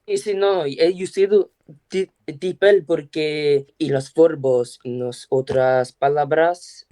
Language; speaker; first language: Spanish; non-native, learner; English